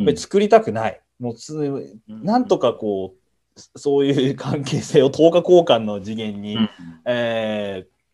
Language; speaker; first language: Japanese; native; Japanese